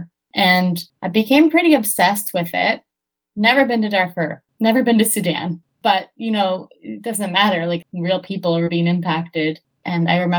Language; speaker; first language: English; native; English